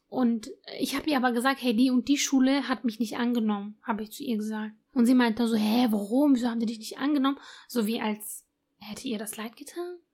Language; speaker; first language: German; early bilingual, other home language; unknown